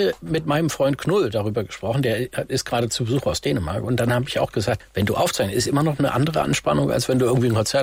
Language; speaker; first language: German; native; German